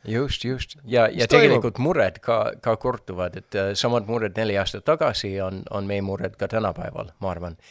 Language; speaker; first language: Estonian; non-native, fluent; English